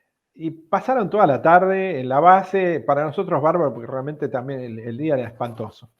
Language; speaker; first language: Spanish; native; Spanish